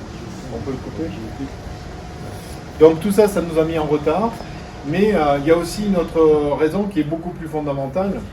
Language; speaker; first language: French; native; French